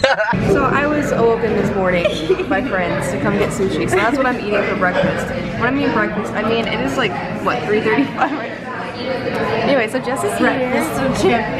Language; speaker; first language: English; native; English